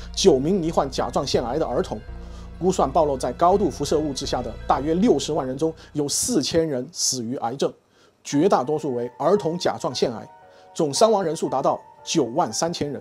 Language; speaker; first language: Chinese; native; Chinese